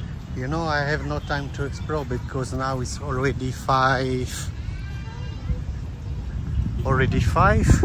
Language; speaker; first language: English; non-native, learner; Dutch